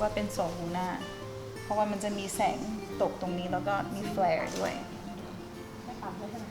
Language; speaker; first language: Thai; non-native, fluent; Portuguese